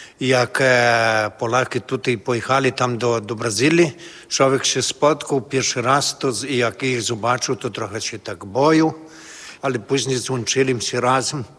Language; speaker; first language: Polish; early bilingual, heritage; Polish